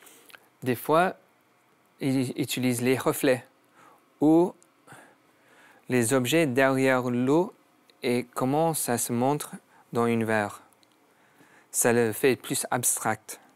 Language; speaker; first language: French; non-native, learner; English